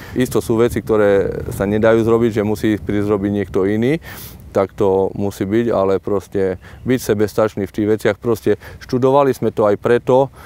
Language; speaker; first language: Slovak; native; Slovak